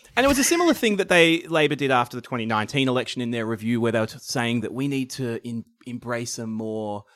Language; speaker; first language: English; native; English